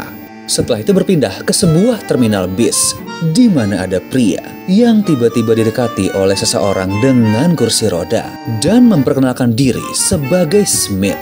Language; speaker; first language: Indonesian; native; Indonesian